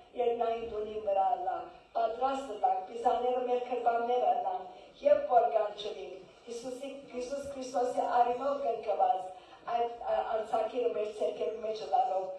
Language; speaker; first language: Armenian; early bilingual, heritage; Armenian